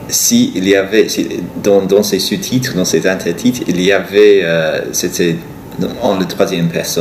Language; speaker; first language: French; non-native, fluent; English